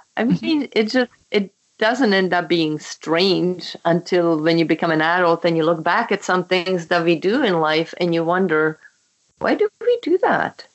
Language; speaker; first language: English; non-native, fluent; Czech